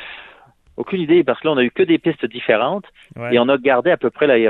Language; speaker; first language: French; native; French